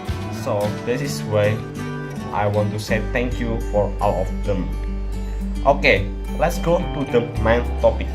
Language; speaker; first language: English; non-native, learner; Indonesian